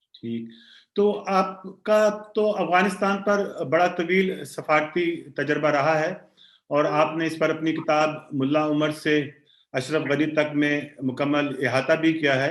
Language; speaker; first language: Urdu; native; Urdu